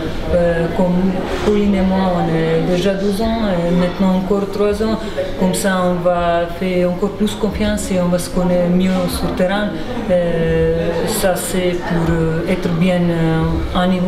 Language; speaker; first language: French; non-native, fluent; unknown